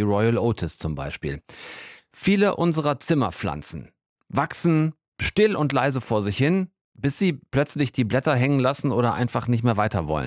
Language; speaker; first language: German; native; German